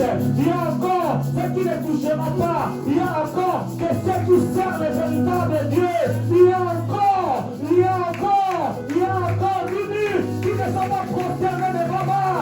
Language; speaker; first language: French; non-native, local second language; Lingala